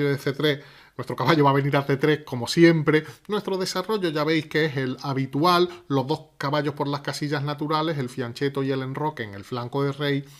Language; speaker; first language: Spanish; native; Spanish